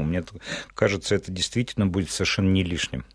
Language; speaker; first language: Russian; native; Russian